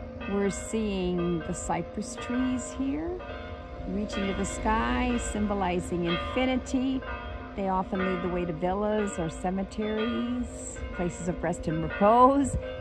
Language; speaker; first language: English; native; English